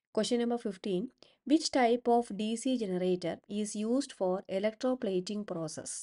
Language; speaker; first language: English; non-native, local second language; Malayalam